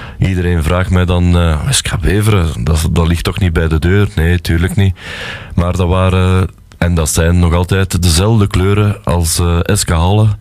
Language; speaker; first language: Dutch; native; Dutch